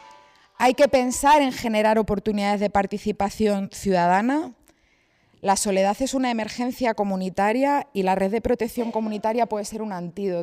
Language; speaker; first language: Spanish; native; Spanish